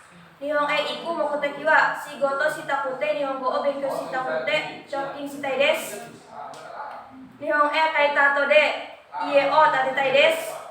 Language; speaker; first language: Japanese; non-native, learner; Indonesian